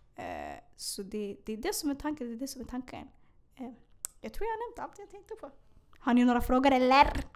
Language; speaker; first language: Swedish; early bilingual, other home language; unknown